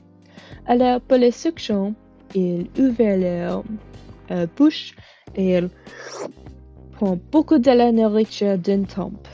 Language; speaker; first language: French; non-native, learner; English